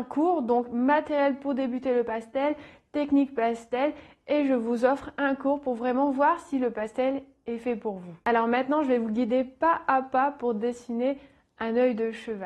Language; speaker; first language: French; native; French